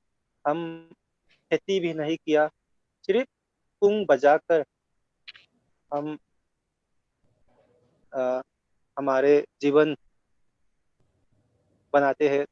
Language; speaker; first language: Hindi; non-native, local second language; Manipuri